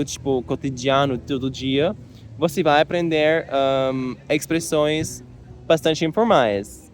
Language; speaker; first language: Portuguese; non-native, learner; English